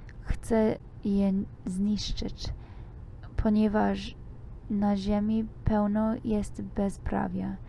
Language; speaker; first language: Polish; non-native, learner; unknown